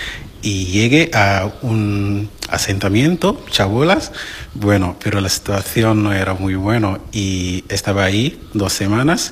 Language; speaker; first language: Spanish; non-native, learner; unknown